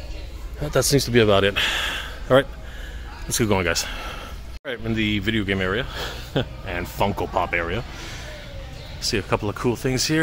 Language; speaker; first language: English; native; English